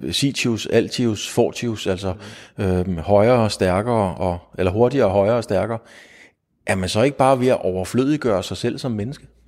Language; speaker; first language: Danish; native; Danish